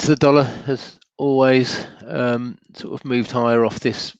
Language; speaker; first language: English; native; English